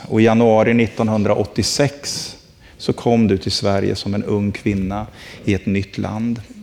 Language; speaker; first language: Swedish; native; Swedish